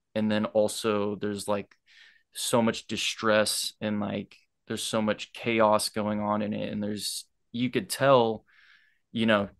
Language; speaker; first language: English; native; English